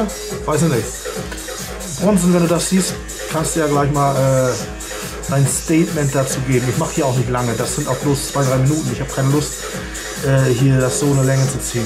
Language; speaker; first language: German; native; German